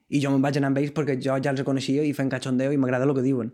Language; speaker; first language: Spanish; non-native, local second language; Catalan